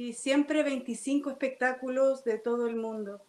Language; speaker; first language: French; non-native, learner; Spanish